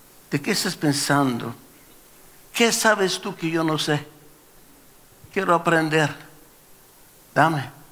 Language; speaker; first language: Spanish; non-native, learner; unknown